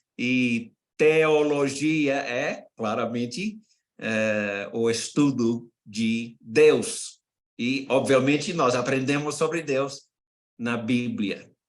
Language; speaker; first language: Portuguese; non-native, fluent; English